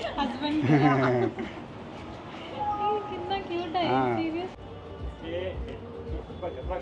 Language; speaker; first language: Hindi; non-native, local second language; Punjabi